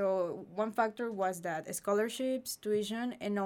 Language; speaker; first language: English; non-native, fluent; Spanish